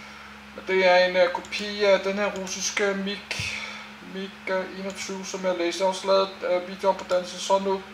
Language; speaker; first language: Danish; native; Danish